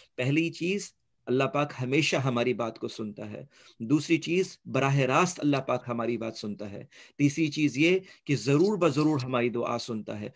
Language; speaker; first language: Urdu; early bilingual, heritage; Urdu